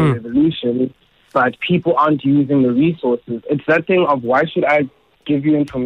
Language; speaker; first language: English; non-native, local second language; Xhosa